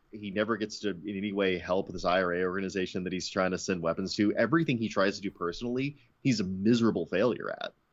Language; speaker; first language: English; native; English